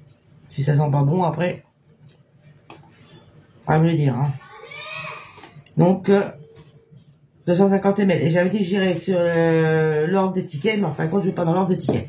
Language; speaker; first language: French; native; French